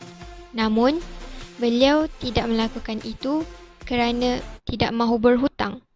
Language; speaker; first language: Malay; native; Malay